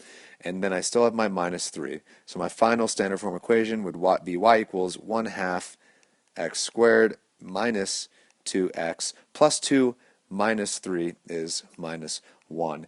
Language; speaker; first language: English; native; English